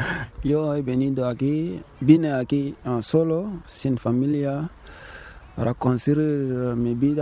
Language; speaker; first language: Spanish; non-native, learner; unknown